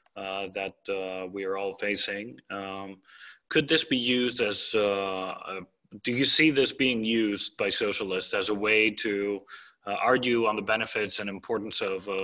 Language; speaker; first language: English; non-native, fluent; Greek